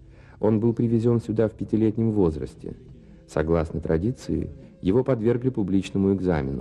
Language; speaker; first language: Russian; native; Russian